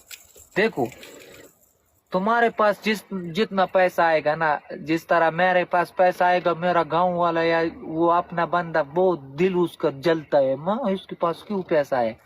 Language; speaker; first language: Hindi; non-native, fluent; Pashto